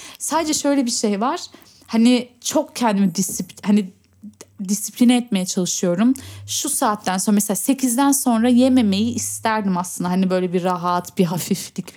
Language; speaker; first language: Turkish; early bilingual, heritage; Turkish